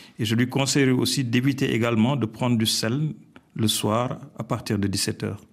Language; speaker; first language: French; non-native, local second language; Wolof